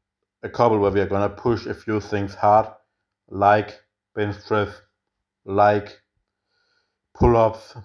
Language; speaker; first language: English; non-native, fluent; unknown